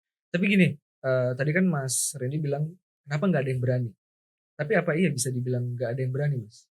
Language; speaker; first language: Indonesian; native; Indonesian